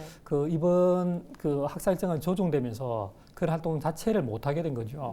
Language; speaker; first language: Korean; native; Korean